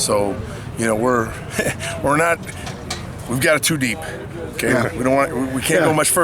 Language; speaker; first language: English; native; English